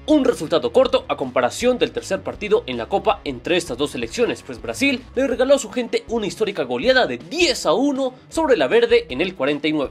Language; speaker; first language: Spanish; native; Spanish